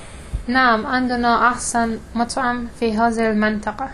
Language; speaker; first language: Arabic; non-native, learner; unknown